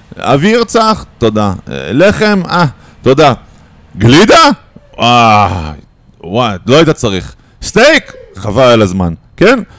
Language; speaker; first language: Hebrew; native; Hebrew